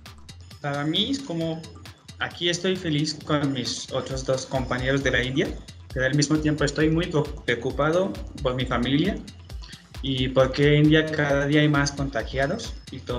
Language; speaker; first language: Spanish; non-native, fluent; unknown